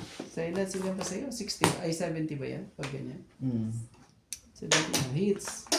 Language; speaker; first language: Filipino; native; Filipino